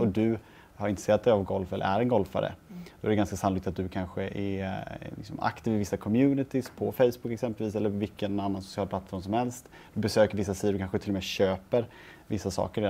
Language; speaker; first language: Swedish; native; Swedish